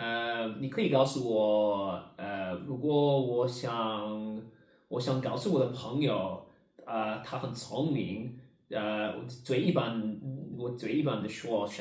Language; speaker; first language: Chinese; non-native, learner; English